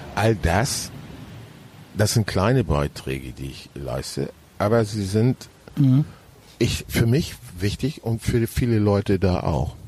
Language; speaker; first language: German; native; German